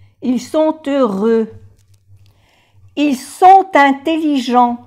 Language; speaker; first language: French; non-native, fluent; Spanish